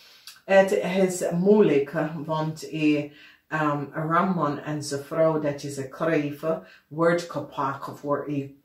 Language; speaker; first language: Dutch; non-native, fluent; English